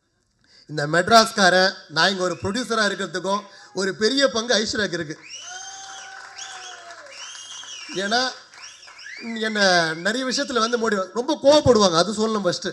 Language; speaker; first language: Tamil; native; Tamil